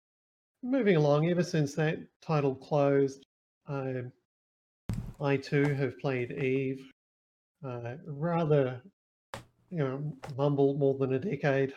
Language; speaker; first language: English; native; English